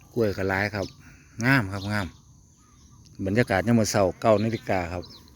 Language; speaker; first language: Thai; native; Thai